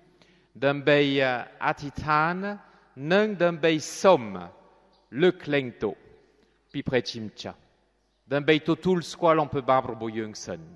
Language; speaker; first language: Khmer; non-native, fluent; French